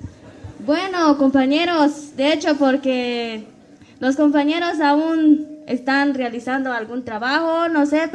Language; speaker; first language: Spanish; non-native, local second language; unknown